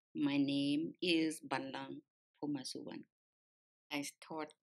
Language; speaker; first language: English; non-native, fluent; Lao